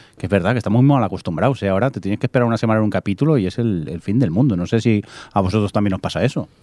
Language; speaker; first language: Spanish; native; Spanish